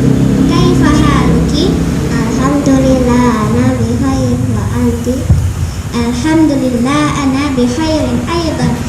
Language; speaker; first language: Arabic; non-native, learner; Indonesian